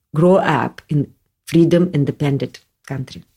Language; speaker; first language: English; non-native, learner; Russian